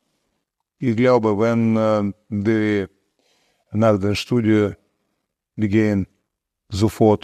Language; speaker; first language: German; non-native, fluent; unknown